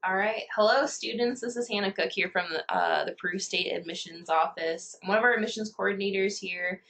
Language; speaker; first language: English; native; English